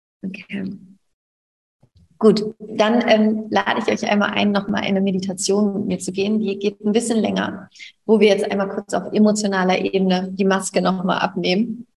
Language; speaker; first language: German; native; German